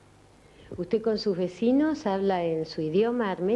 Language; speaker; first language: Spanish; native; Spanish